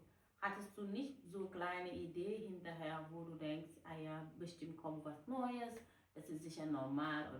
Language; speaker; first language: German; non-native, fluent; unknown